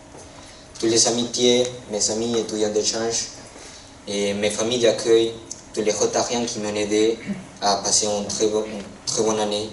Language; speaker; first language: French; non-native, fluent; Spanish